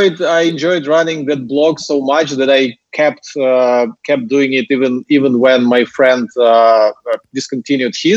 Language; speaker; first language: English; non-native, fluent; Russian